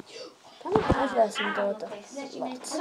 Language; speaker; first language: Welsh; native; Welsh